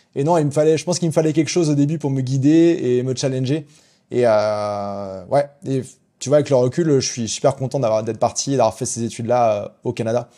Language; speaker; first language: French; native; French